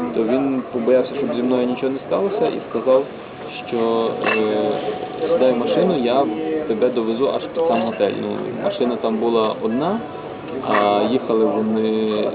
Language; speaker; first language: Ukrainian; native; Ukrainian